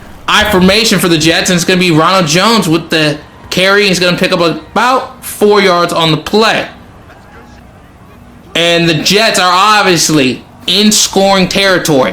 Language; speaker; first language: English; native; English